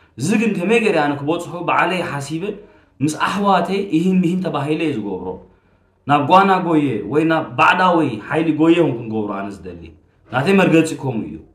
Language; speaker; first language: Tigrinya; early bilingual, heritage; Tigrinya